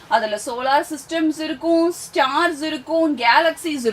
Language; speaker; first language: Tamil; native; Tamil